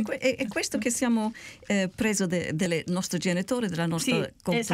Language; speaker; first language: Italian; early bilingual, heritage; Italian